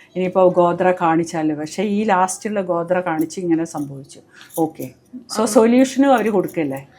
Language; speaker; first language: Malayalam; native; Malayalam